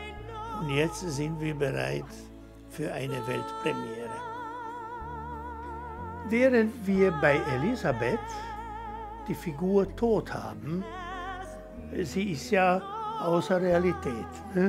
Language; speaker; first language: German; non-native, fluent; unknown